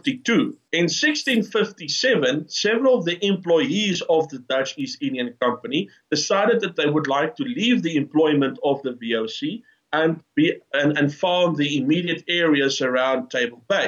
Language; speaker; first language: English; non-native, local second language; Afrikaans